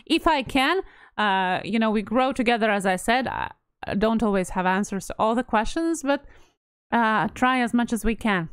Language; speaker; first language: English; non-native, fluent; Latvian